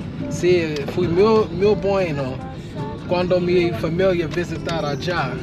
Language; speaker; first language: Spanish; non-native, learner; English